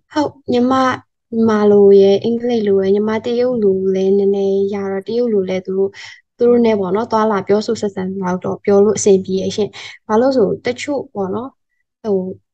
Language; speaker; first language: Burmese; native; Burmese